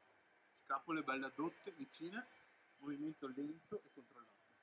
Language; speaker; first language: Italian; native; Italian